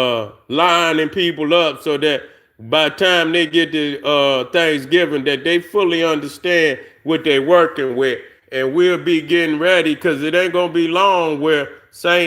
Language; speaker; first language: English; native; English